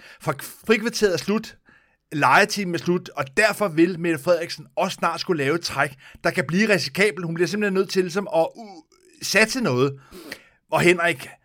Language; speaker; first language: Danish; native; Danish